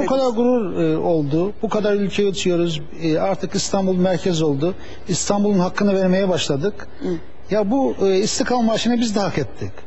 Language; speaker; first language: Turkish; native; Turkish